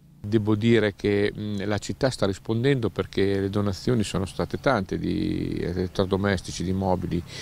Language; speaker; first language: Italian; native; Italian